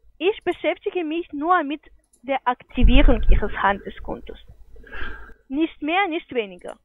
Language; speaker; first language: German; non-native, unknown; Russian